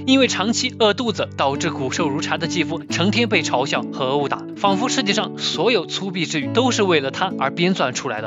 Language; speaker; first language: Chinese; native; Chinese